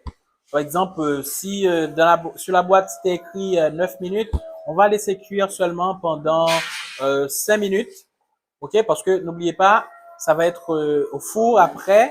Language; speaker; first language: French; non-native, local second language; Haitian Creole